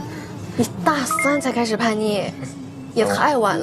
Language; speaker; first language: Chinese; native; Chinese